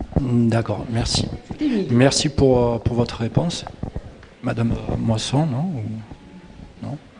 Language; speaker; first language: French; native; French